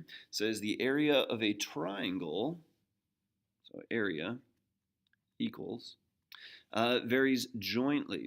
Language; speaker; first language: English; native; English